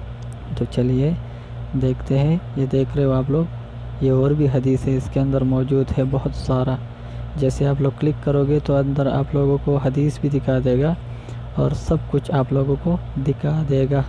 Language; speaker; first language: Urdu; non-native, local second language; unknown